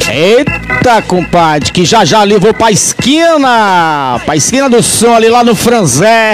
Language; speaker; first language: Portuguese; native; Portuguese